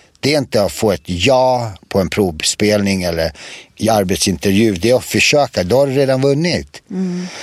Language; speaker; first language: Swedish; early bilingual, other home language; Serbian